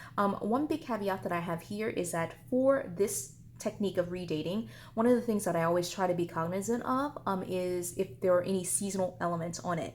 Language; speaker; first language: English; native; English